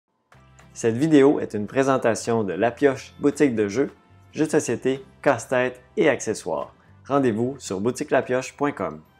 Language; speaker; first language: French; native; French